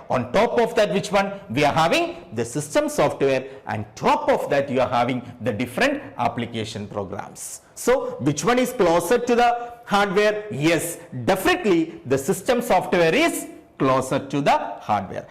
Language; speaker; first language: English; non-native, local second language; Malayalam